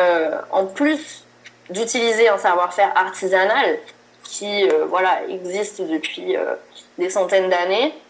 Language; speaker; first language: French; native; French